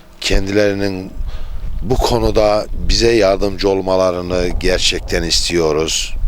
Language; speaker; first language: Turkish; native; Turkish